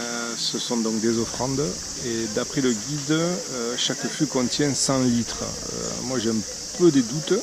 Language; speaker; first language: French; native; French